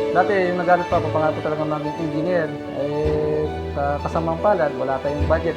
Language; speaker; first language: Filipino; native; Filipino